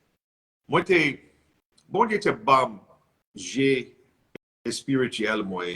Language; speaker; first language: Haitian Creole; non-native, learner; English